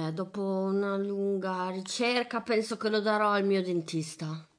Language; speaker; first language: Italian; native; Italian